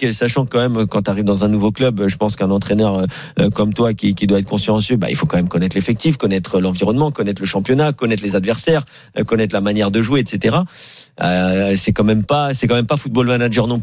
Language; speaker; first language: French; native; French